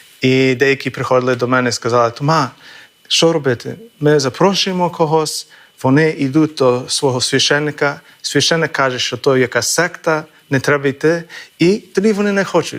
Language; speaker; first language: Ukrainian; non-native, fluent; English